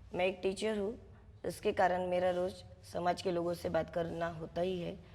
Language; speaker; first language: Hindi; non-native, local second language; Marathi